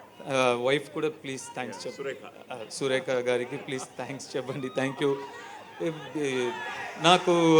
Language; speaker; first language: Telugu; non-native, learner; Tamil